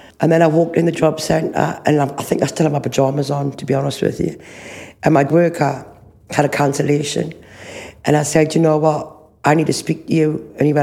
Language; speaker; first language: English; native; English